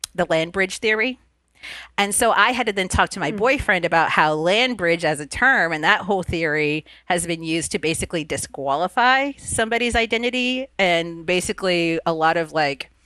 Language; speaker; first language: English; early bilingual, other home language; Spanish